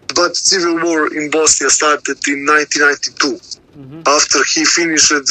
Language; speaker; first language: English; non-native, learner; Serbian